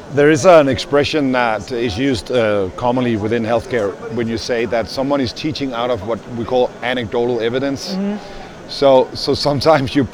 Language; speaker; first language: English; non-native, fluent; Danish